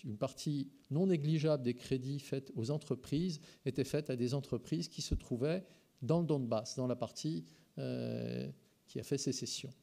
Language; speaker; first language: French; native; French